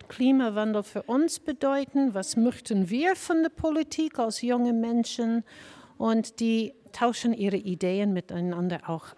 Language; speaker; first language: German; non-native, fluent; English